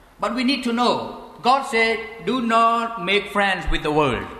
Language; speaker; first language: English; non-native, fluent; Khmer